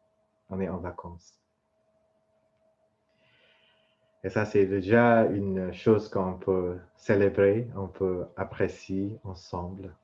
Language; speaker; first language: French; non-native, fluent; Vietnamese